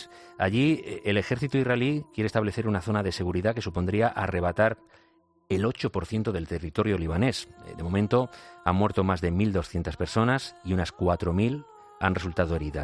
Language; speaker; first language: Spanish; native; Spanish